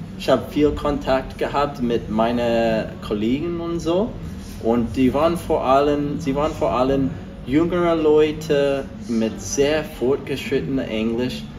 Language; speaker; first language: German; non-native, fluent; English